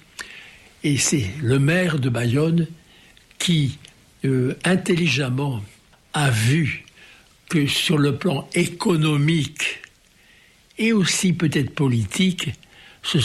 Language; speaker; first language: French; native; French